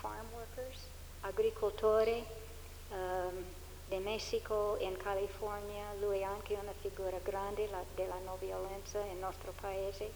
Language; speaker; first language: Italian; non-native, fluent; English